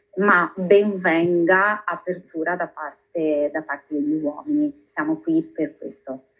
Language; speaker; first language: Italian; native; Italian